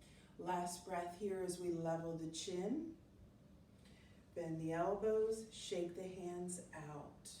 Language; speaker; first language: English; native; English